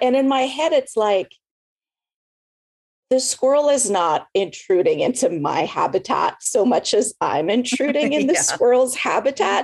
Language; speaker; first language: English; native; English